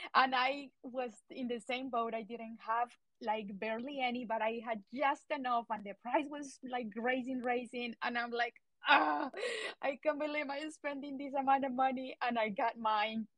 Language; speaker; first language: English; non-native, fluent; Spanish